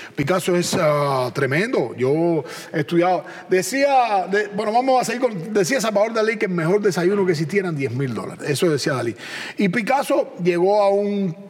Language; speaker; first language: Spanish; native; Spanish